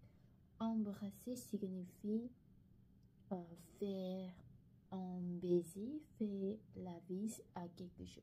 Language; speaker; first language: French; non-native, learner; Korean